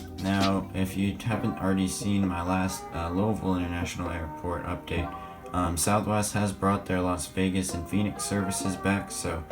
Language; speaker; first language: English; native; English